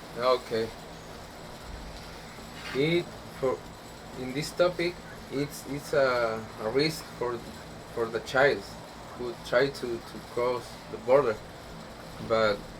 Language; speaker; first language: English; non-native, learner; Spanish